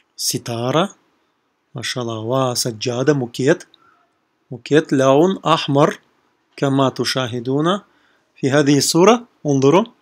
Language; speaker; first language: Arabic; non-native, fluent; Russian